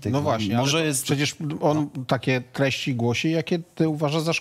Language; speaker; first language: Polish; native; Polish